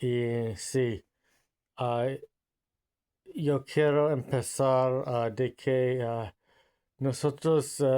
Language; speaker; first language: Spanish; non-native, learner; English